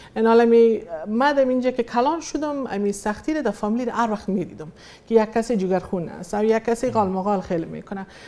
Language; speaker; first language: Persian; early bilingual, heritage; Persian